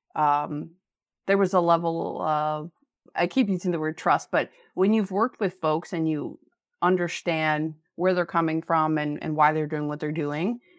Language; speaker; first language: English; native; English